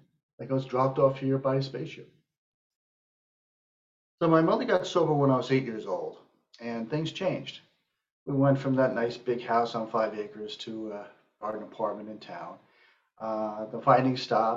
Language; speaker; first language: English; native; English